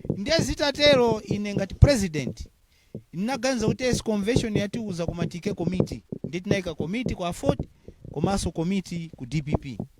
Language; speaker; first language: Nyanja; non-native, local second language; Tumbuka